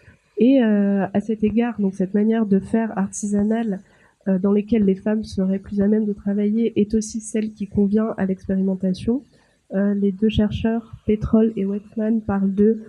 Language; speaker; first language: French; native; French